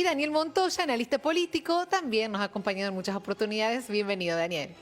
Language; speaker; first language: Spanish; native; Spanish